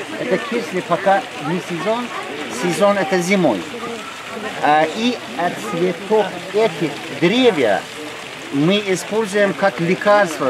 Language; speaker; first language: Russian; non-native, learner; Persian